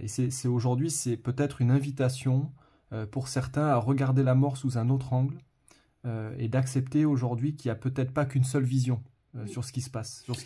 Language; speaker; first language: French; native; French